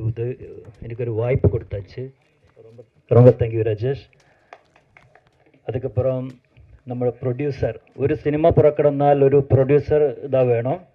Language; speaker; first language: Tamil; non-native, learner; Malayalam